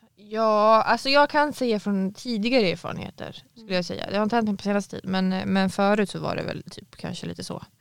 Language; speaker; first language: Swedish; native; Swedish